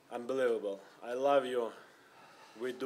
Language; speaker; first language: English; non-native, learner; Russian